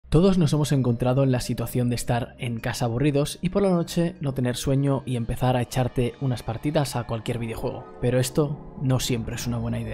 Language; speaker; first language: Spanish; native; Spanish